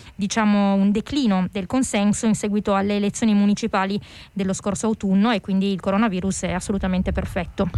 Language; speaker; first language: Italian; native; Italian